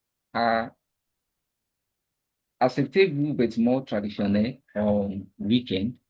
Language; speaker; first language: French; non-native, learner; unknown